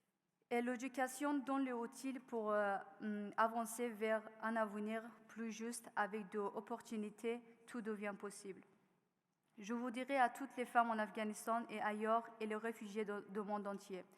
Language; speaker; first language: French; non-native, learner; Persian